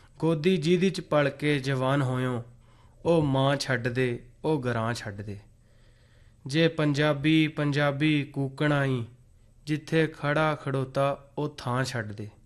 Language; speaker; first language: Punjabi; native; Punjabi